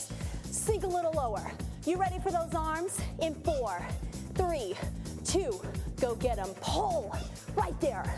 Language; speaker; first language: English; native; English